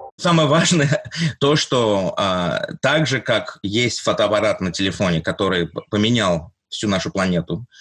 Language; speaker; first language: Russian; early bilingual, heritage; Russian